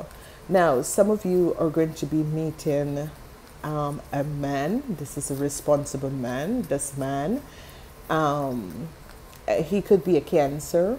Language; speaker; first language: English; non-native, fluent; Dutch